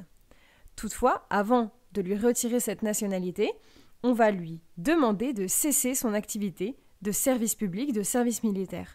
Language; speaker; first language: French; native; French